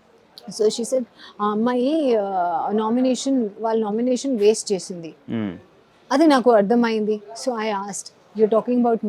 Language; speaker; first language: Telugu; non-native, learner; Hindi